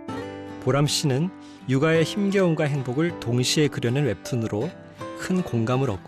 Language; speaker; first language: Korean; native; Korean